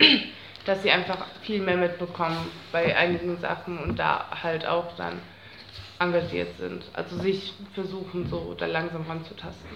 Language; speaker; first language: German; native; German